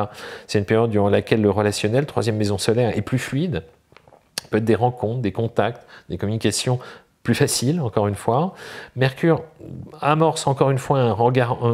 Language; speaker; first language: French; native; French